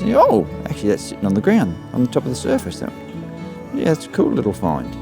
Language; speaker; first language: English; native; English